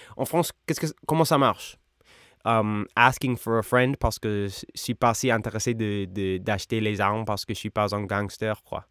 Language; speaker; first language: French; non-native, learner; English